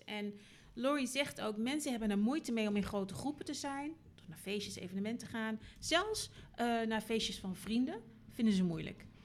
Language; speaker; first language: Dutch; native; Dutch